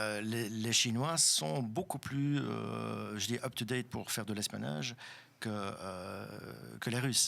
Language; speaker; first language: French; non-native, local second language; German